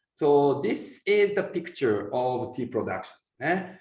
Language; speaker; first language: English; non-native, learner; Japanese